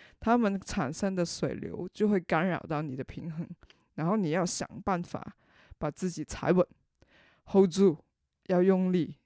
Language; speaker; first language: Chinese; non-native, local second language; Cantonese